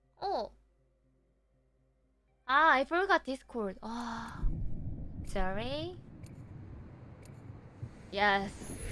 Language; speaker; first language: English; non-native, learner; Korean